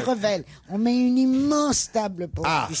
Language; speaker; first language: French; native; French